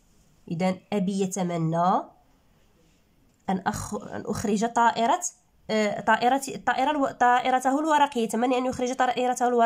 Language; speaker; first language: Arabic; native; Arabic